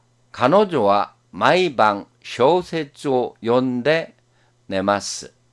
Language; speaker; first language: Japanese; non-native, fluent; Korean